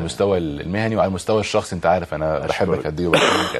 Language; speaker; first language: Arabic; native; Arabic